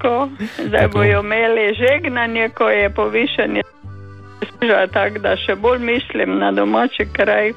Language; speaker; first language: Slovenian; native; Slovenian